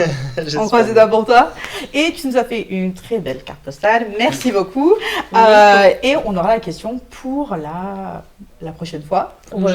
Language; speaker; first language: French; native; French